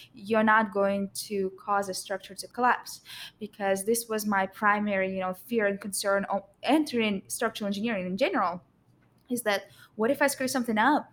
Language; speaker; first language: English; non-native, fluent; Russian